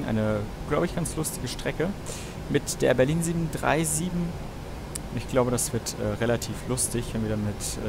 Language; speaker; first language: German; native; German